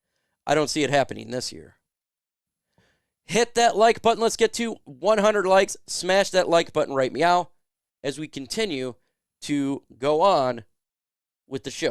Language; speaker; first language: English; native; English